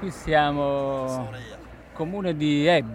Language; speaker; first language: Italian; native; Italian